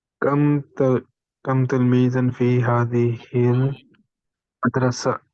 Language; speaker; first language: Arabic; non-native, learner; Urdu